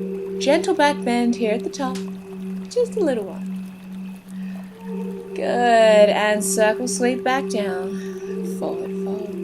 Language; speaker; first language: English; native; English